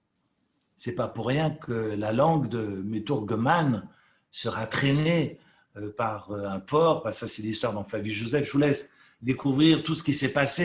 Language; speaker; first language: French; native; French